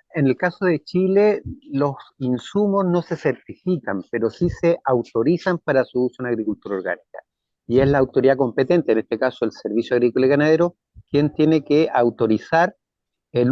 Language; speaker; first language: Spanish; native; Spanish